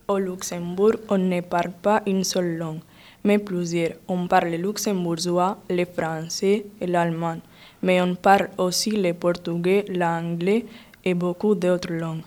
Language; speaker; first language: French; non-native, local second language; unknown